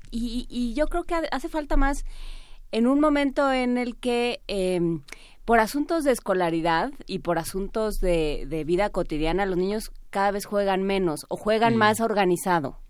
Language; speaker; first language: Spanish; native; Spanish